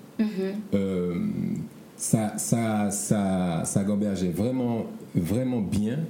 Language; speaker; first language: French; native; French